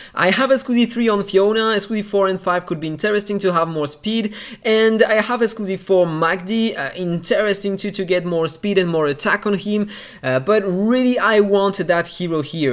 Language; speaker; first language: English; non-native, fluent; French